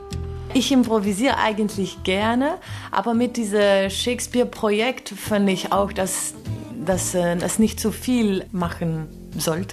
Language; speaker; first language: German; non-native, fluent; Dutch